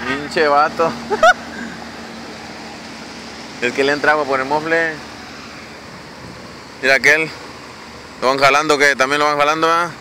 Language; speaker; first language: Spanish; native; Spanish